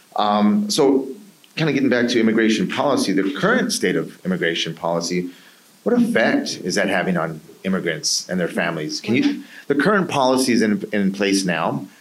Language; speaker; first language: English; native; English